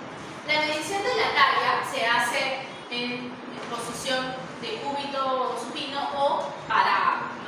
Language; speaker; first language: Spanish; native; Spanish